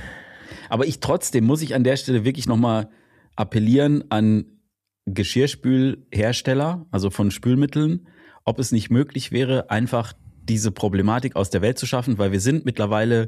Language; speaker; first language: German; native; German